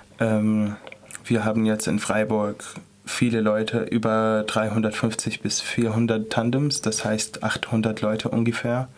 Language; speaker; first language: German; non-native, fluent; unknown